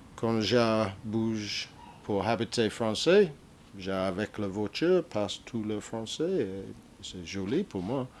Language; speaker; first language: French; non-native, learner; English